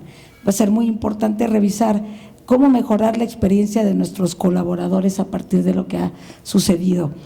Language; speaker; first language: Spanish; native; Spanish